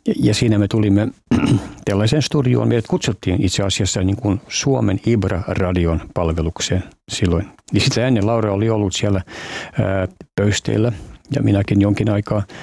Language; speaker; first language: Finnish; native; Finnish